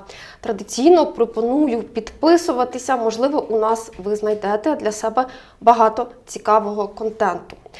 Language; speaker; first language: Ukrainian; native; Ukrainian